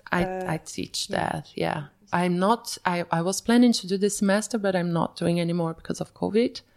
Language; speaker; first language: English; early bilingual, other home language; Portuguese